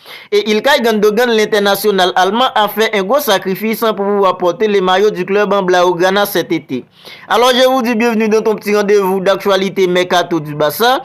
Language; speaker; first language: French; native; French